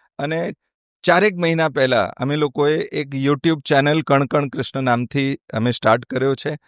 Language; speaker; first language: Gujarati; non-native, fluent; Malayalam